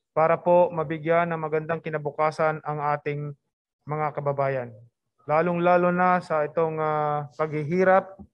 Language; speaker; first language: Filipino; non-native, local second language; Cebuano